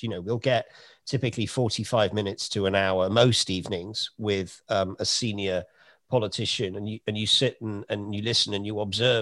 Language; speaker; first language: English; native; English